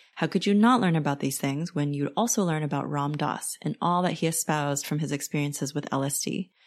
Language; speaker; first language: English; native; English